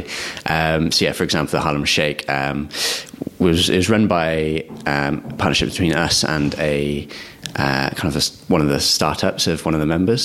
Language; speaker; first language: English; native; English